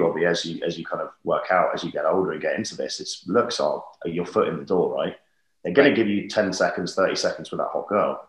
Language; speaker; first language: English; native; English